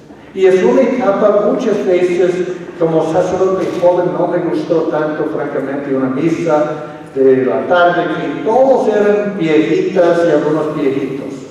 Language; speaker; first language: Spanish; non-native, fluent; English